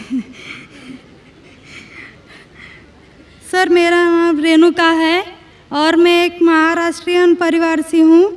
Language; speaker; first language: Hindi; non-native, local second language; Marathi